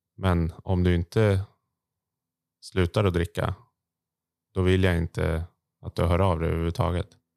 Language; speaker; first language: Swedish; native; Swedish